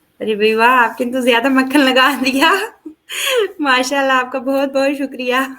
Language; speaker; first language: Urdu; native; Urdu